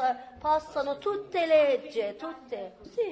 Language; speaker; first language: Italian; non-native, fluent; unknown